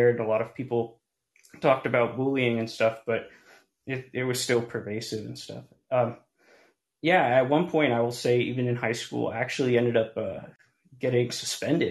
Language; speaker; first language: English; native; English